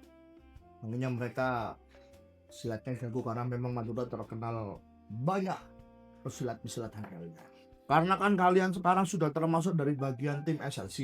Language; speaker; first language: Indonesian; native; Indonesian